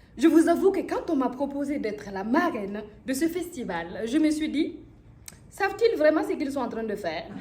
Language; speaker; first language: French; non-native, local second language; Mossi